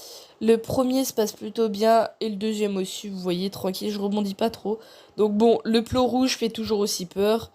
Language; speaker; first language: French; native; French